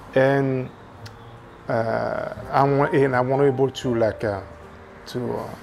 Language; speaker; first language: English; non-native, fluent; French